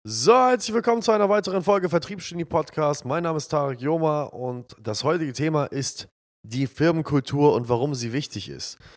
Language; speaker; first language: German; early bilingual, other home language; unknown